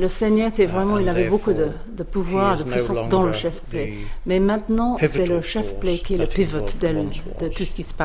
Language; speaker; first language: French; non-native, fluent; English